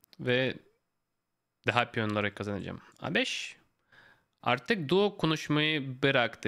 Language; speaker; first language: Turkish; non-native, fluent; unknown